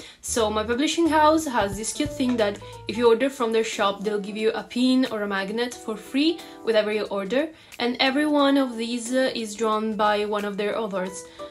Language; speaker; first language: English; non-native, fluent; Italian